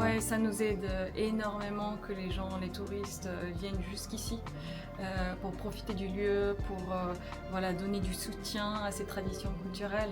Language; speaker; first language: French; non-native, fluent; Japanese